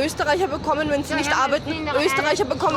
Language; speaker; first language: German; non-native, fluent; Mongolian